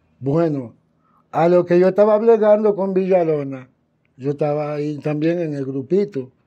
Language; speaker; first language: Spanish; non-native, fluent; Haitian Creole